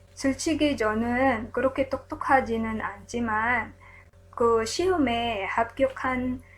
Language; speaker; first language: Korean; non-native, learner; Filipino